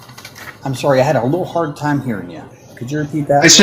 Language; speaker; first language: English; native; English